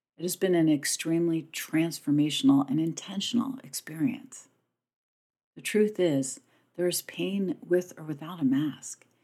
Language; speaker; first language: English; native; English